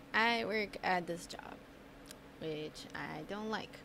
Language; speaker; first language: English; non-native, fluent; Spanish